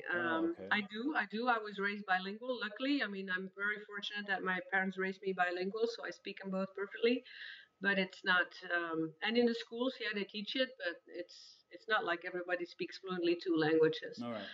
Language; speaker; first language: English; non-native, fluent; Dutch